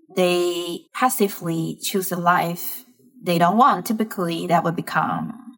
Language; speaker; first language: English; non-native, fluent; Chinese